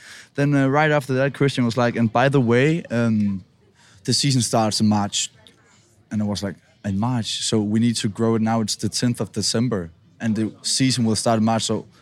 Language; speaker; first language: English; non-native, fluent; Danish